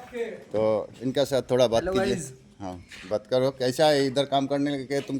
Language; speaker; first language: Hindi; non-native, local second language; Bangla